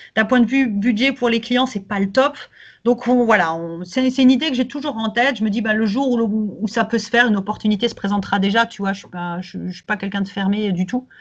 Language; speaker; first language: French; native; French